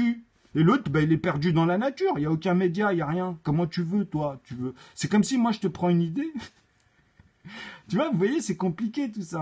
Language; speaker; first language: French; native; French